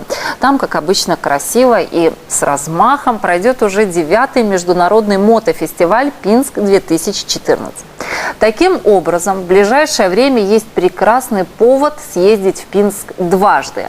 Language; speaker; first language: Russian; native; Russian